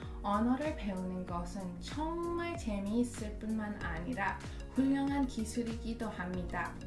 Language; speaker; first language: Korean; non-native, learner; Persian